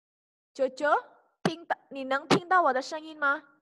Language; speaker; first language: Chinese; non-native, fluent; Indonesian